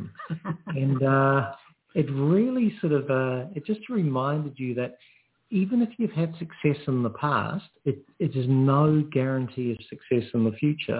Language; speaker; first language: English; native; English